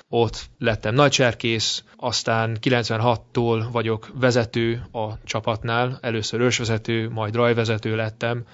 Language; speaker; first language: Hungarian; early bilingual, heritage; Hungarian